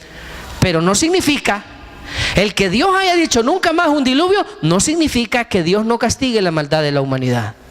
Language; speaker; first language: Spanish; native; Spanish